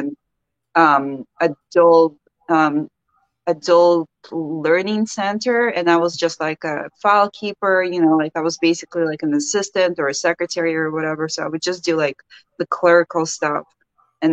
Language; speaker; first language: English; early bilingual, other home language; Ukrainian